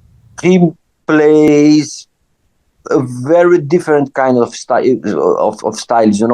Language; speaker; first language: English; non-native, learner; Portuguese